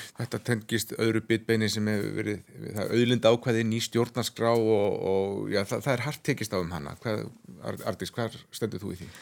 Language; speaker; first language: Icelandic; native; Icelandic